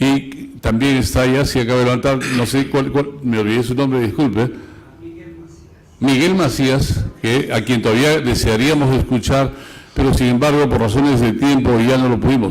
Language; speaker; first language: Spanish; native; Spanish